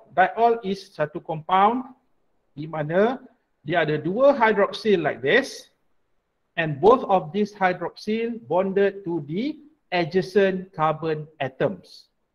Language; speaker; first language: English; non-native, local second language; Malay